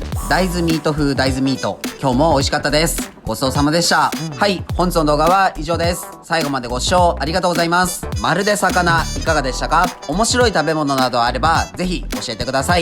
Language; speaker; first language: Japanese; native; Japanese